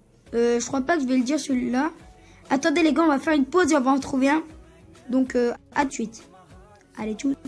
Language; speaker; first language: French; early bilingual, other home language; Turkish